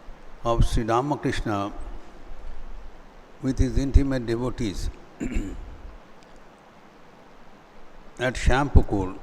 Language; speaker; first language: English; non-native, local second language; Hindi